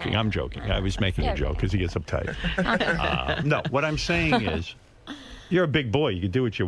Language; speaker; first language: English; native; English